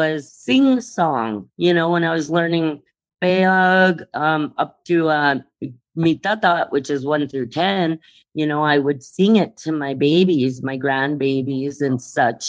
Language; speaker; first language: English; native; English